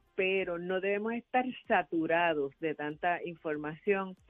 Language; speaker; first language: Spanish; native; Spanish